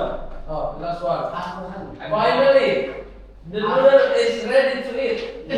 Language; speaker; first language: English; non-native, learner; Indonesian